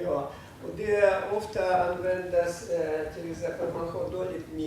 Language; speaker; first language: Swedish; non-native, fluent; Russian